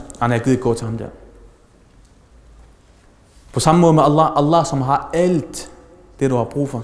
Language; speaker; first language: Danish; early bilingual, other home language; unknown